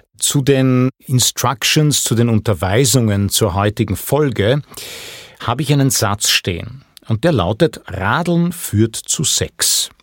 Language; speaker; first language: German; native; German